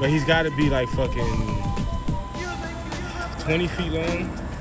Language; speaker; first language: English; early bilingual, other home language; Spanish